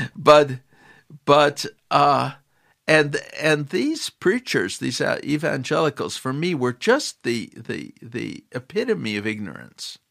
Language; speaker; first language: English; native; English